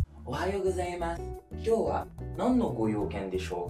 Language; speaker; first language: Japanese; non-native, fluent; French